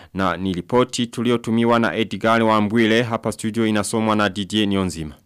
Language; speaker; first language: Swahili; non-native, local second language; Rundi